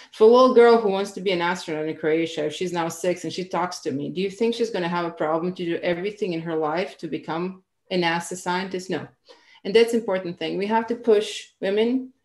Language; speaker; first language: English; non-native, fluent; Croatian